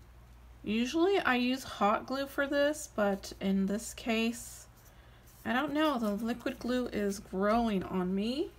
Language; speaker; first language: English; native; English